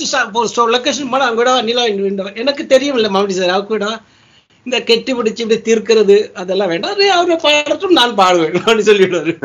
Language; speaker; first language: Tamil; early bilingual, heritage; Tamil